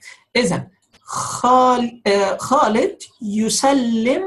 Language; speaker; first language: Arabic; native; Arabic